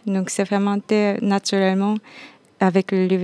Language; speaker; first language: French; non-native, fluent; Japanese